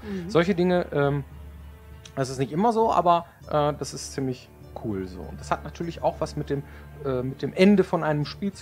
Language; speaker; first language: German; native; German